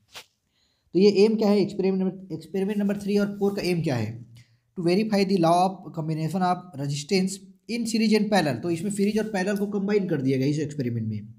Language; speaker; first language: Hindi; native; Hindi